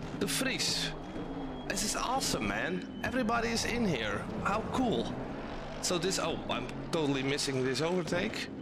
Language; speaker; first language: English; non-native, fluent; Dutch